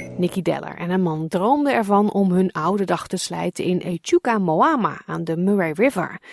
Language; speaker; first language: Dutch; native; Dutch